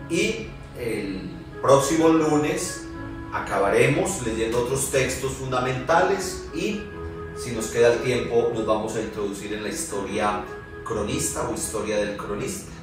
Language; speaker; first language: Spanish; native; Spanish